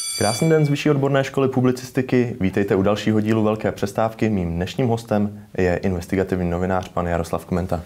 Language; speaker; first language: Czech; native; Czech